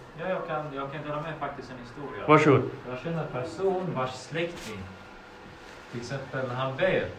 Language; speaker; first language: Swedish; early bilingual, other home language; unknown